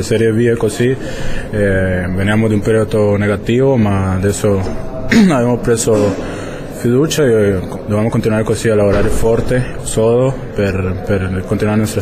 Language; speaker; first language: Italian; non-native, fluent; Spanish